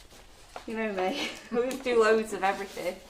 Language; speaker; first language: English; native; English